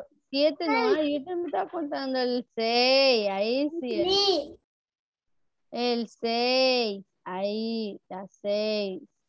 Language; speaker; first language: Spanish; native; Spanish